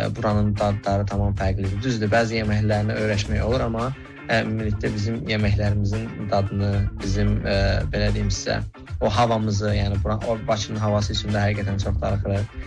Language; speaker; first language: Azerbaijani; native; Azerbaijani